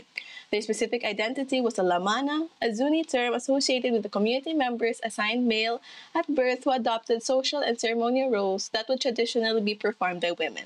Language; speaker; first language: English; non-native, local second language; Cebuano